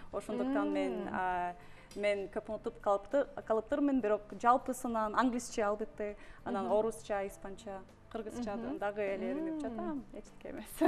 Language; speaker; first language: Kyrgyz; non-native, learner; English